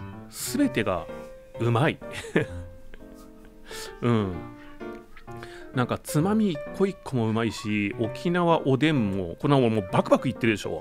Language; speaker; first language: Japanese; native; Japanese